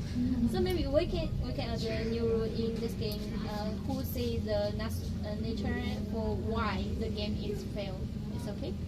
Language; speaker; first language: English; non-native, learner; Chinese